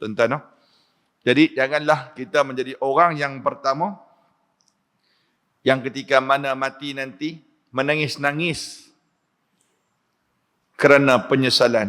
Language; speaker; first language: Malay; native; Malay